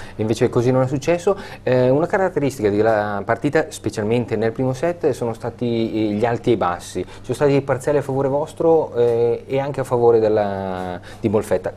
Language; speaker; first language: Italian; native; Italian